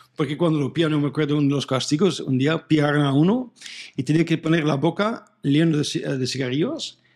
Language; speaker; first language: Spanish; non-native, fluent; French